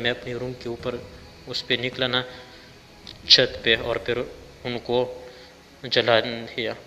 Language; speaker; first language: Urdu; non-native, local second language; Pashto